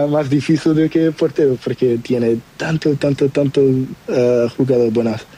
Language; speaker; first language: Spanish; non-native, learner; Portuguese